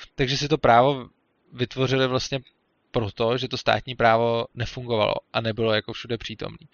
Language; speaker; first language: Czech; non-native, fluent; Russian